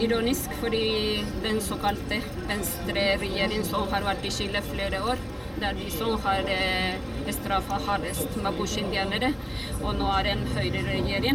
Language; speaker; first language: Norwegian; non-native, fluent; Spanish